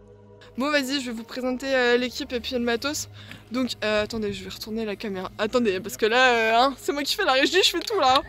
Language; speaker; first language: French; native; French